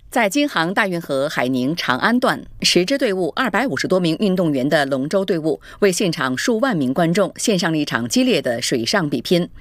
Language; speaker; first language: Chinese; native; Chinese